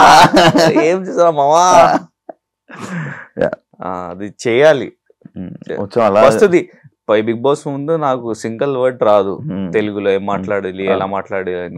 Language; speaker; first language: Telugu; non-native, learner; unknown